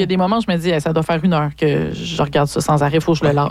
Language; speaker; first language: French; native; French